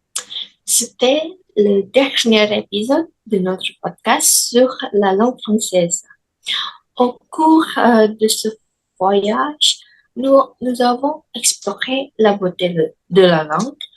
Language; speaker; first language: French; non-native, learner; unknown